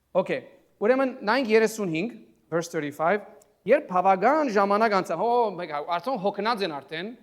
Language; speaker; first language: Armenian; early bilingual, heritage; Armenian